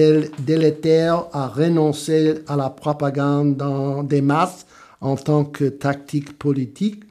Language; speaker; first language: French; non-native, fluent; English